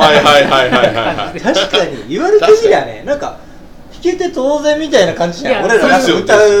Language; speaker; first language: Japanese; native; Japanese